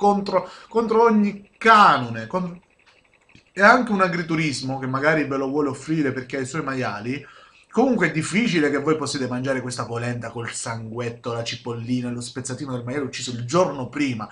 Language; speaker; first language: Italian; native; Italian